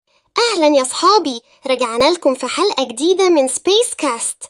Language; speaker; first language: Arabic; native; Arabic